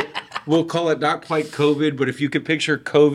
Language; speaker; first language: English; native; English